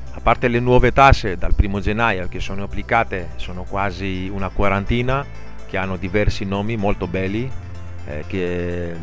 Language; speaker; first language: Italian; non-native, fluent; Greek